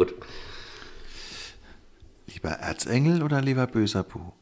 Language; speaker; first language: German; native; German